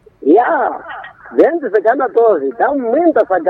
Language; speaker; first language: Portuguese; non-native, local second language; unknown